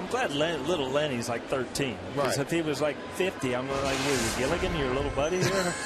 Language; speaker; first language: English; native; English